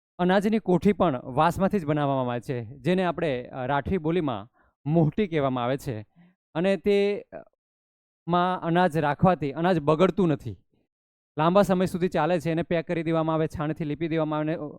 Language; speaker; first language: Gujarati; non-native, local second language; Rathawi